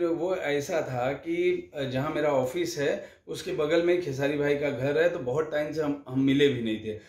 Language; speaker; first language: Hindi; native; Hindi